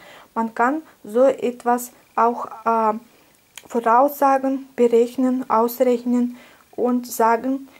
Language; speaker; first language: German; non-native, fluent; Russian